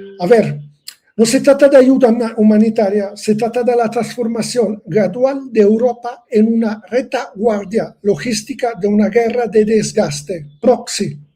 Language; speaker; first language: Spanish; non-native, fluent; Italian